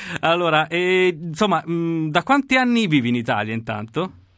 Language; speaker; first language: Italian; native; Italian